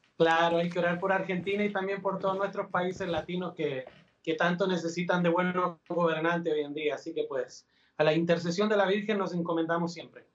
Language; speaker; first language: Spanish; native; Spanish